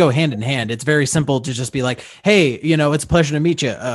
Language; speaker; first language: English; native; English